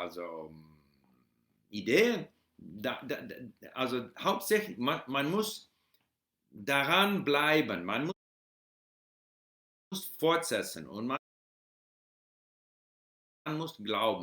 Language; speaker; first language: German; non-native, learner; English